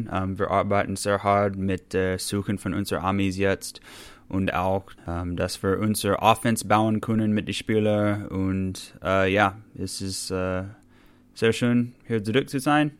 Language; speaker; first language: German; non-native, fluent; English